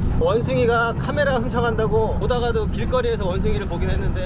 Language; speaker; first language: Korean; native; Korean